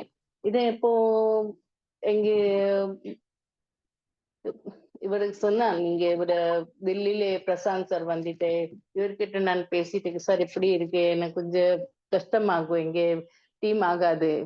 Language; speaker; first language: Tamil; non-native, learner; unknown